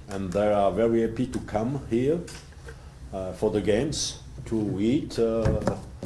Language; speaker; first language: English; non-native, learner; French